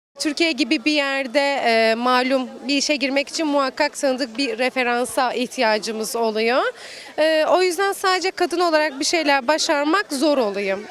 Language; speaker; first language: Turkish; native; Turkish